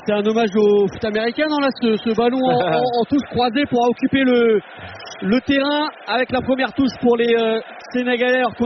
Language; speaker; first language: French; native; French